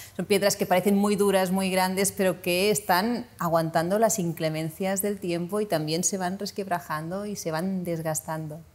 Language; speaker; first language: Spanish; non-native, local second language; Catalan